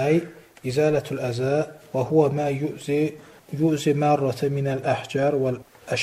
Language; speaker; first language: Arabic; non-native, learner; Azerbaijani